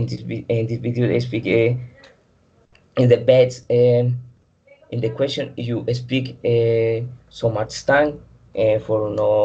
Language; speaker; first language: English; non-native, learner; Spanish